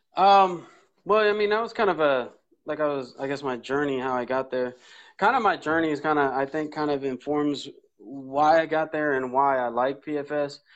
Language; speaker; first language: English; native; English